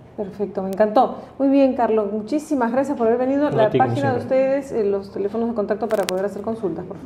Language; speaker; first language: Spanish; native; Spanish